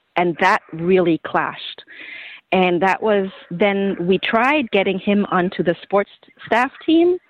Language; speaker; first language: English; non-native, fluent; German